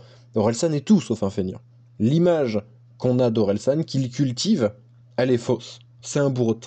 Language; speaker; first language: French; native; French